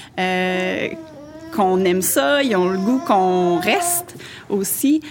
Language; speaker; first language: French; native; French